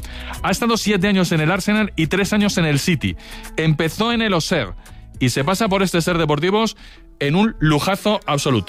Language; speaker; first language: Spanish; native; Spanish